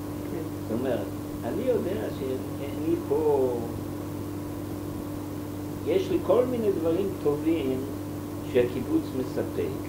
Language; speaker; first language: Hebrew; non-native, fluent; German